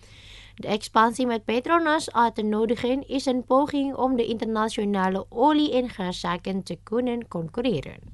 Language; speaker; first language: Dutch; non-native, learner; Indonesian